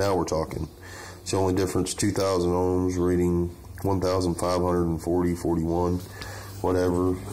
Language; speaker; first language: English; native; English